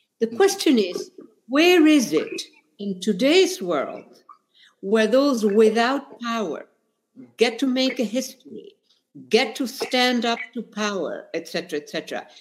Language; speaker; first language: English; non-native, fluent; Spanish